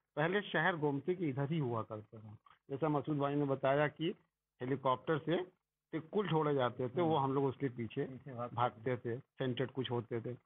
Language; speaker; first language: Hindi; native; Hindi